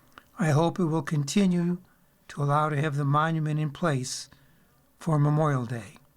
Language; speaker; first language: English; native; English